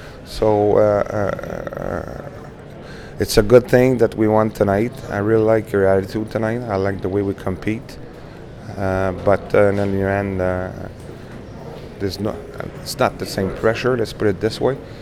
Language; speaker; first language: English; non-native, fluent; French